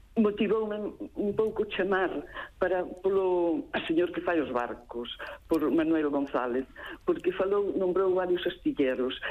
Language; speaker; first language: Galician; native; Galician